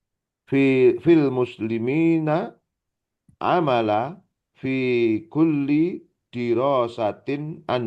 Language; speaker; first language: Arabic; non-native, learner; Indonesian